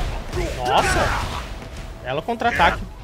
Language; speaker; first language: Portuguese; native; Portuguese